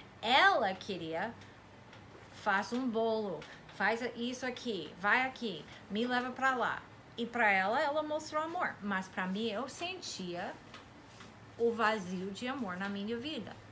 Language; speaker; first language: Portuguese; non-native, fluent; English